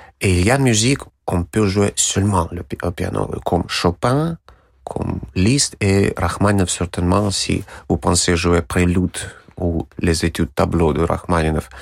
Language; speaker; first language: French; non-native, learner; Russian